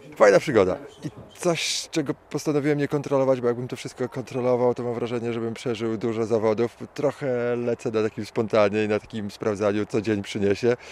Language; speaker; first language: Polish; native; Polish